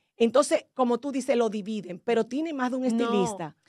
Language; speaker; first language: Spanish; native; Spanish